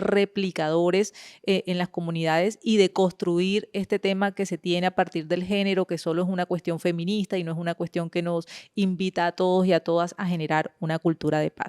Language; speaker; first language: Spanish; native; Spanish